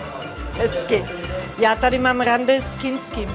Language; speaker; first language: Czech; non-native, local second language; English